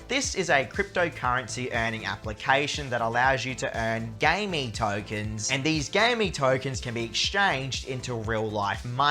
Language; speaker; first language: English; native; English